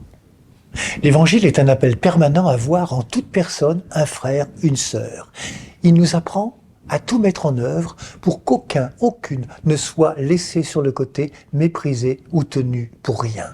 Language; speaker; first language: French; native; French